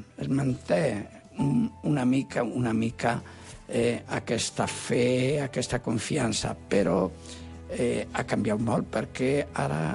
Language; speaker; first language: Catalan; non-native, local second language; Spanish